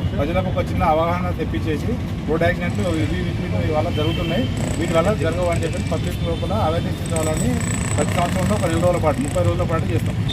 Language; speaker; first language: Telugu; native; Telugu